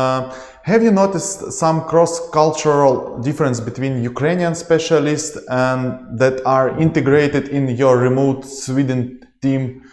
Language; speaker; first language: English; non-native, learner; Ukrainian